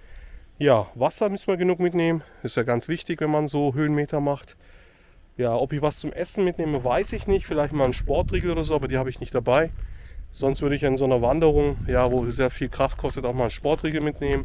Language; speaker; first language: German; native; German